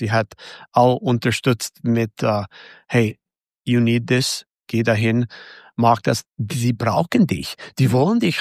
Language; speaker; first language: German; non-native, fluent; English